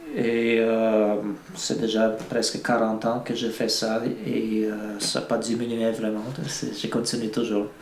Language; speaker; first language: French; non-native, fluent; Bulgarian